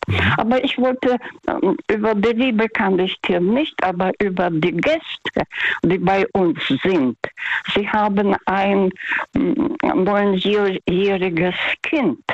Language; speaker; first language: German; non-native, learner; Russian